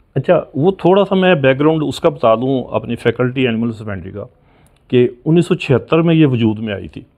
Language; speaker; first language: Urdu; non-native, local second language; Punjabi